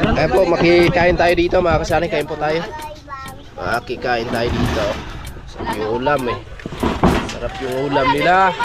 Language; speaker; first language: Filipino; non-native, local second language; Cebuano